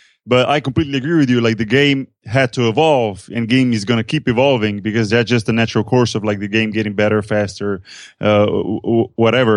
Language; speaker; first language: English; non-native, fluent; Slovenian